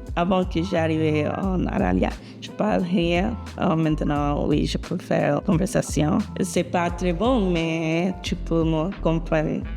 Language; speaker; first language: French; non-native, learner; English